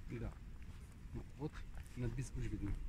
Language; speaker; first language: Russian; non-native, learner; Arabic